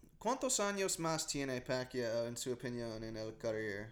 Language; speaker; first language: Spanish; non-native, learner; English